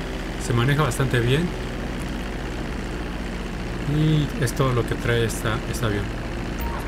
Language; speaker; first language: Spanish; native; Spanish